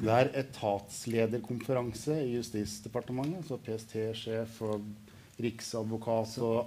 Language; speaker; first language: Norwegian; native; Norwegian